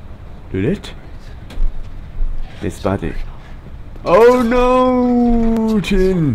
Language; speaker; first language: English; non-native, learner; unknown